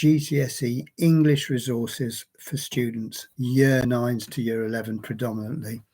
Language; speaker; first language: English; native; English